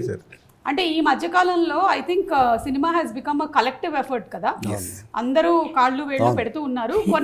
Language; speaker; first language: Telugu; native; Telugu